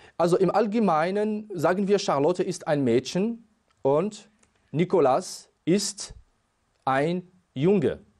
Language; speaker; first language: German; non-native, fluent; Arabic